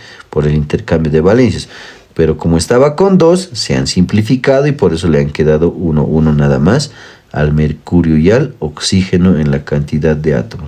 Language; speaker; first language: Spanish; native; Spanish